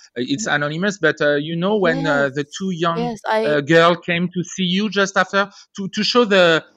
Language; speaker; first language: English; non-native, fluent; French